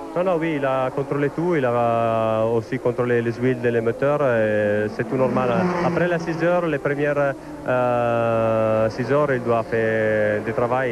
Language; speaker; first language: French; non-native, learner; Italian